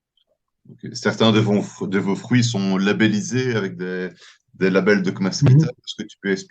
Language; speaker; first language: French; native; French